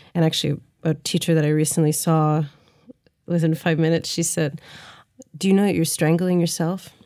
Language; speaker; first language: English; native; English